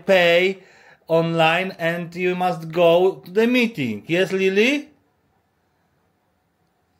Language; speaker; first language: English; non-native, learner; Polish